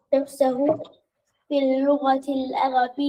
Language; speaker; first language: Arabic; non-native, learner; English